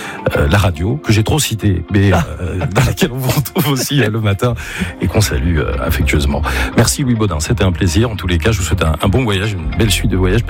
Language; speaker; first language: French; native; French